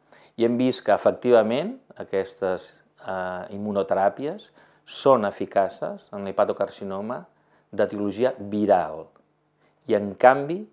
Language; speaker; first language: Catalan; native; Catalan